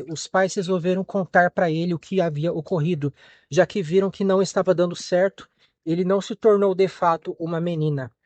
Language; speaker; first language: Portuguese; native; Portuguese